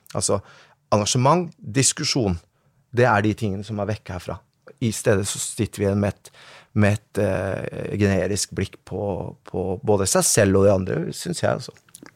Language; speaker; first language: Norwegian; early bilingual, other home language; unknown